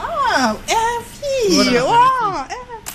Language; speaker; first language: French; non-native, fluent; Chinese